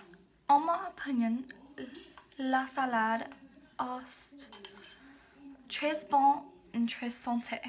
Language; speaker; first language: French; non-native, learner; English